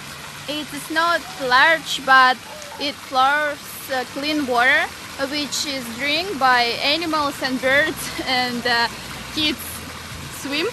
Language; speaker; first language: English; non-native, learner; Russian